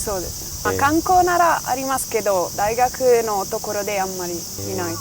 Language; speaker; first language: Japanese; non-native, learner; Italian